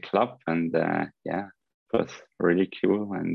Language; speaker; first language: English; non-native, fluent; Swiss German